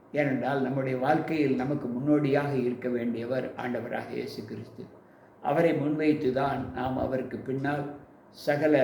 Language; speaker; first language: Tamil; native; Tamil